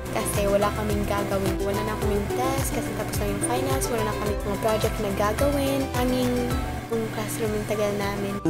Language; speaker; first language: Filipino; non-native, local second language; Cebuano